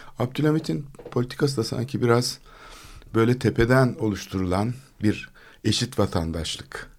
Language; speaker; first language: Turkish; native; Turkish